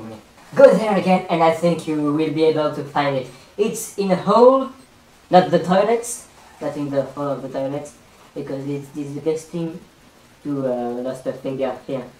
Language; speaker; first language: English; non-native, learner; French